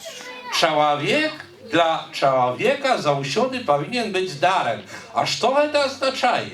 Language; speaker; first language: Polish; non-native, learner; Belarusian